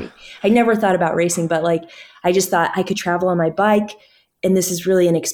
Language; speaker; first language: English; native; English